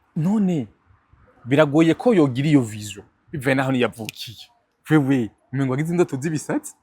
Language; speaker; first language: Rundi; native; Rundi